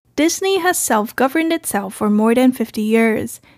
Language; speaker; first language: English; non-native, fluent; Chinese